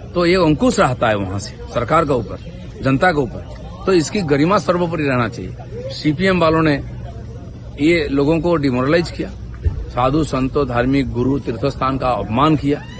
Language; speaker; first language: Hindi; non-native, local second language; Bangla